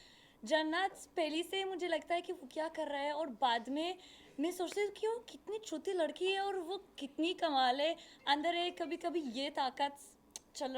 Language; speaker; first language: Hindi; non-native, learner; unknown